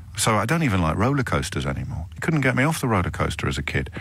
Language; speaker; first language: English; native; English